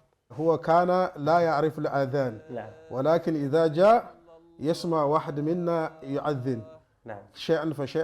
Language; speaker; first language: Arabic; non-native, fluent; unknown